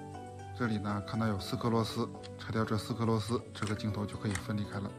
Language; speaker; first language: Chinese; native; Chinese